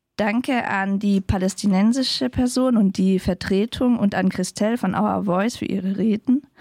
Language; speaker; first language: German; native; German